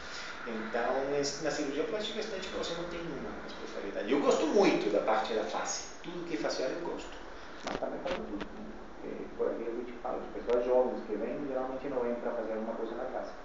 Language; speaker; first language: Portuguese; non-native, fluent; Spanish